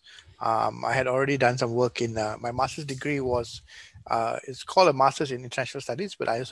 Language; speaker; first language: English; non-native, local second language; Tamil